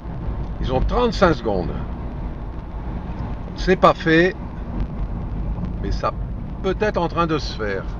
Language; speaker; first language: French; native; French